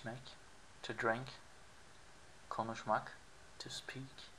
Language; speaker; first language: Turkish; non-native, learner; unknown